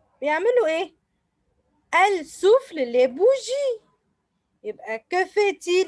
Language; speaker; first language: French; non-native, fluent; Arabic